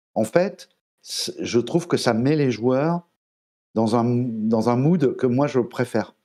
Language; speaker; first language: French; native; French